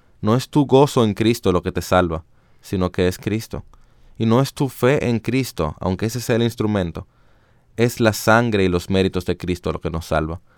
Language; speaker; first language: Spanish; native; Spanish